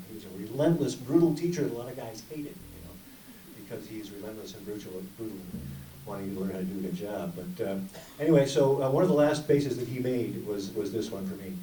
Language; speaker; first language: English; native; English